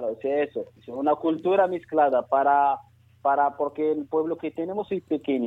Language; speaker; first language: Spanish; non-native, learner; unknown